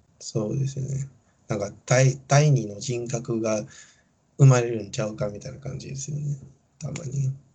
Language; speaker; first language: Japanese; non-native, fluent; Min Nan Chinese